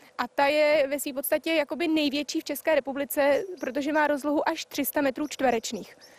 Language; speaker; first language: Czech; native; Czech